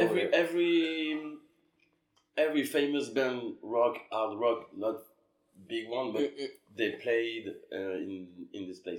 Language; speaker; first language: English; non-native, learner; French